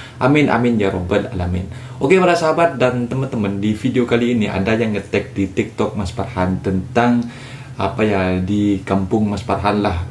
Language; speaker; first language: Indonesian; native; Indonesian